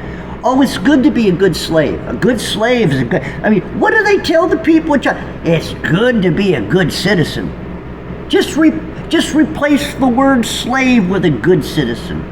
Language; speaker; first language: English; native; English